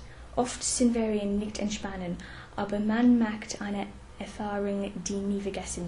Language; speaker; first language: German; non-native, fluent; English